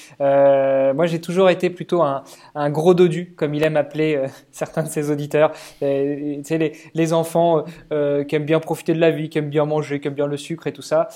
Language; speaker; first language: French; native; French